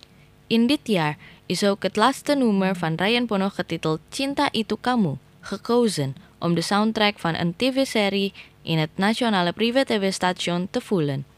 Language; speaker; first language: Dutch; non-native, learner; Indonesian